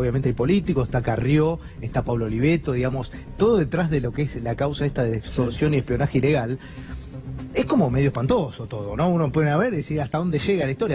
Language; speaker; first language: Spanish; native; Spanish